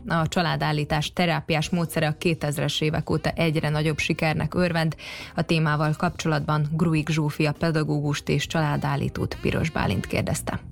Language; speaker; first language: Hungarian; native; Hungarian